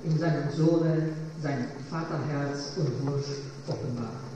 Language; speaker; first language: German; non-native, fluent; Polish